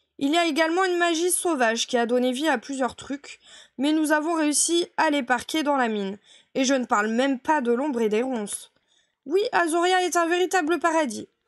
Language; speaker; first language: French; native; French